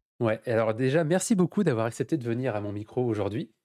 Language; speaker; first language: French; native; French